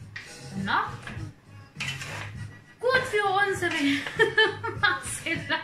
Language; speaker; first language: German; non-native, learner; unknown